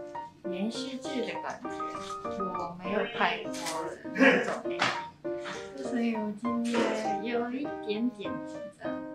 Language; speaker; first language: Chinese; early bilingual, heritage; Japanese